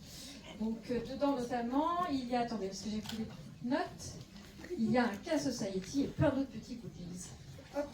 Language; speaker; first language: French; native; French